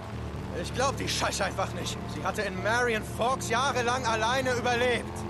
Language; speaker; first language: German; native; German